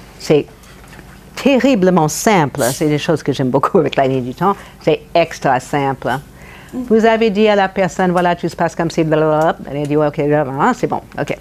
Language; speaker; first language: French; non-native, fluent; English